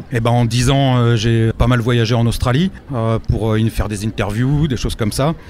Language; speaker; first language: French; native; French